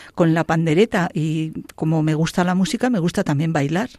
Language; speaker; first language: Spanish; native; Spanish